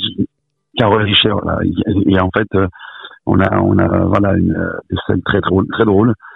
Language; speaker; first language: French; native; French